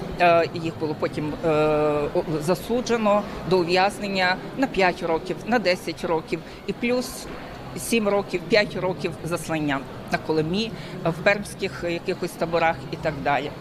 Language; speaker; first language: Ukrainian; native; Ukrainian